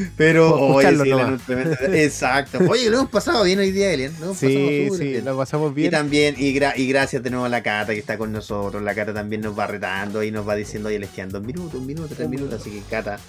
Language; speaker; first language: Spanish; native; Spanish